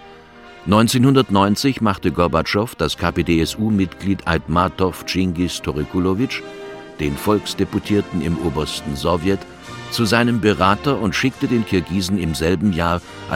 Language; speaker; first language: German; native; German